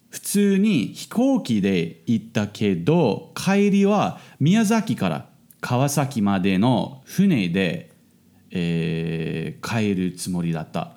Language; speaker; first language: Japanese; non-native, fluent; English